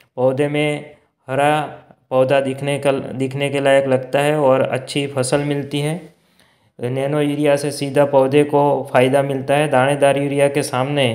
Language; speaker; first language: Hindi; non-native, local second language; Gujarati